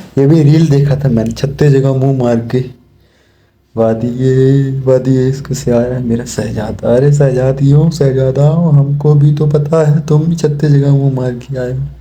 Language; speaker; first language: Hindi; native; Hindi